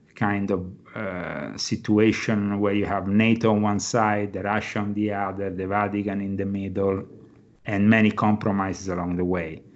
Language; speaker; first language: English; non-native, fluent; Italian